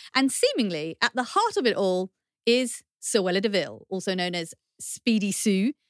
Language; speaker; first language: English; native; English